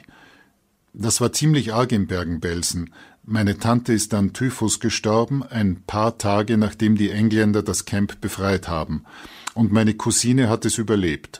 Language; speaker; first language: German; native; German